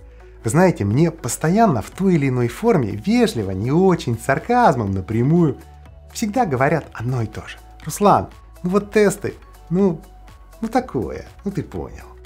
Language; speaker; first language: Russian; native; Russian